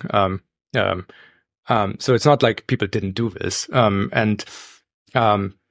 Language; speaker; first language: English; non-native, fluent; German